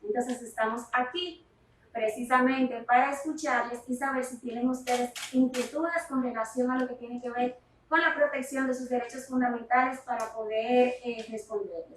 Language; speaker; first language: Spanish; native; Spanish